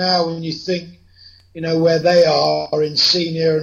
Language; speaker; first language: English; native; English